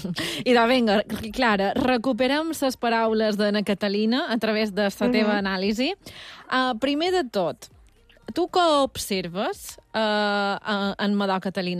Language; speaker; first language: Catalan; native; Catalan